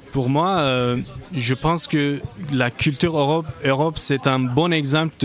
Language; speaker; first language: French; non-native, learner; Turkish